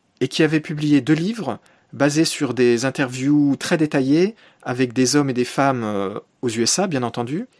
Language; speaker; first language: French; native; French